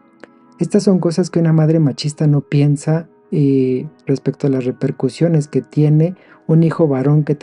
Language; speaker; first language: Spanish; native; Spanish